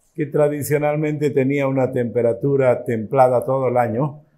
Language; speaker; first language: Spanish; native; Spanish